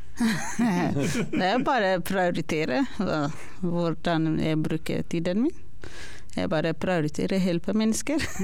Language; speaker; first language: Norwegian; non-native, learner; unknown